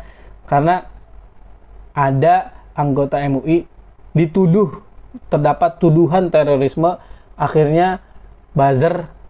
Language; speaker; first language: Indonesian; native; Indonesian